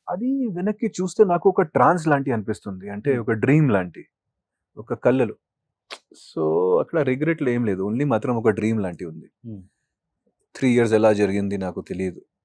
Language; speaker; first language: Telugu; non-native, fluent; Hindi